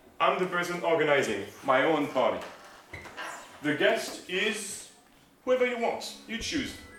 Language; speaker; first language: English; non-native, fluent; French